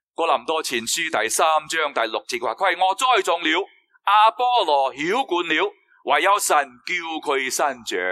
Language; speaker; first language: Cantonese; non-native, fluent; Chinese